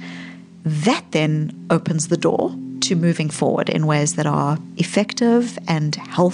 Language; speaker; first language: English; native; English